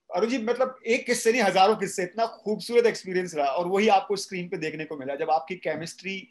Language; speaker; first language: Hindi; native; Hindi